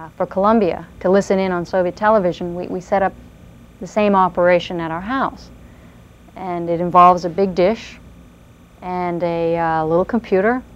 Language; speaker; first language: English; native; English